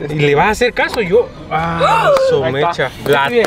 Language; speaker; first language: Spanish; native; Spanish